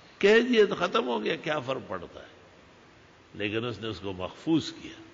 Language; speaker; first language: Urdu; non-native, local second language; Pashto